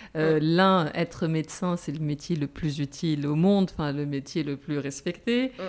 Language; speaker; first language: French; native; French